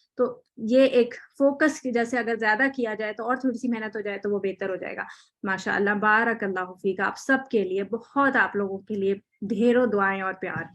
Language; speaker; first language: Urdu; native; Urdu